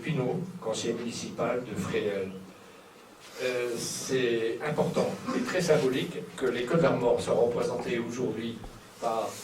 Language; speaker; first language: French; native; French